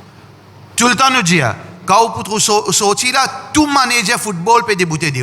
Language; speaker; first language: French; non-native, learner; Morisyen